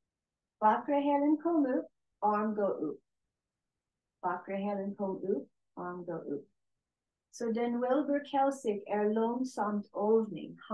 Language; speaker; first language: Swedish; non-native, learner; English